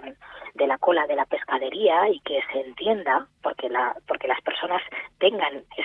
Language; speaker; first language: Spanish; native; Spanish